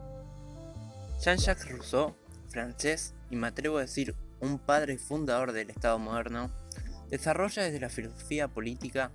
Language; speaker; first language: Spanish; native; Spanish